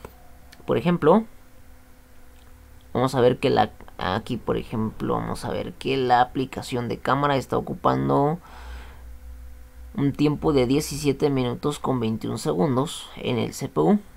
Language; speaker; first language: Spanish; native; Spanish